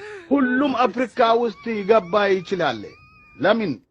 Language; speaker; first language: Amharic; non-native, local second language; Oromo